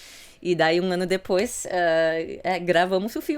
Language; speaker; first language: Portuguese; early bilingual, heritage; English